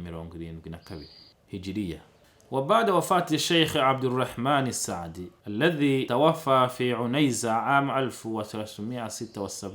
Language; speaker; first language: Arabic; non-native, fluent; Kinyarwanda